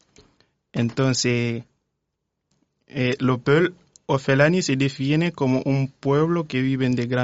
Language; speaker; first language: Spanish; non-native, fluent; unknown